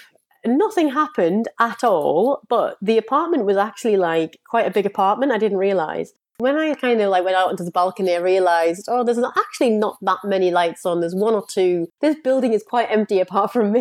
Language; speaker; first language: English; native; English